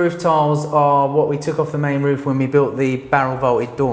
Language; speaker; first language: English; native; English